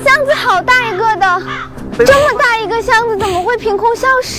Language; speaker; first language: Chinese; native; Chinese